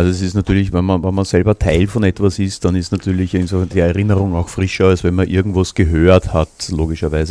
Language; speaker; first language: German; native; German